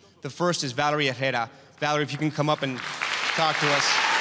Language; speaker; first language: English; native; English